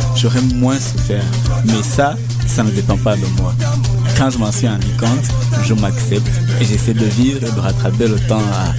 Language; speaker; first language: French; non-native, local second language; Kinyarwanda